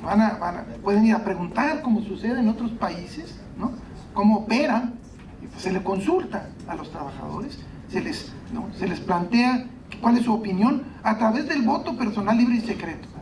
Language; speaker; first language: Spanish; native; Spanish